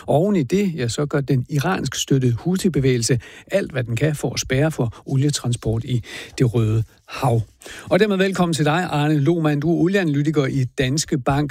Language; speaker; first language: Danish; native; Danish